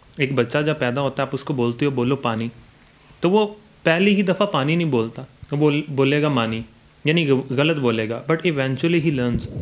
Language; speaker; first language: Urdu; non-native, local second language; Punjabi